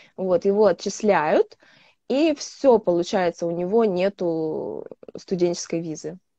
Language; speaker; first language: Russian; native; Russian